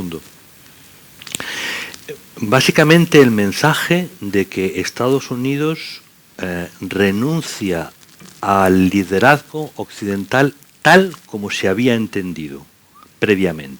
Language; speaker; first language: Spanish; native; Spanish